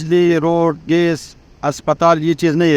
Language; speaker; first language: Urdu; non-native, local second language; Pashto